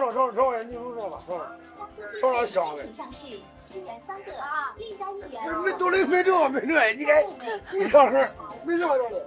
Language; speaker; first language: Chinese; native; Chinese